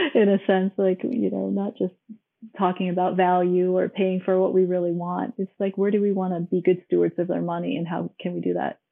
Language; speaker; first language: English; non-native, local second language; Cantonese